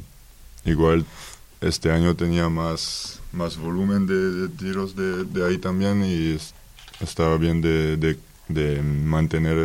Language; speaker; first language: Spanish; non-native, fluent; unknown